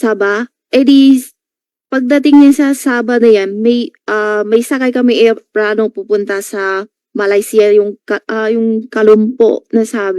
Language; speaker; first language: Filipino; non-native, learner; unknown